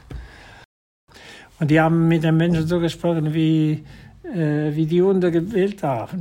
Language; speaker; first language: German; non-native, fluent; Italian